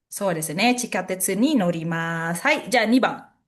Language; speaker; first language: Japanese; non-native, fluent; Indonesian